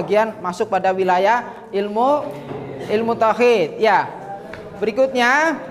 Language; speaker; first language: Indonesian; native; Indonesian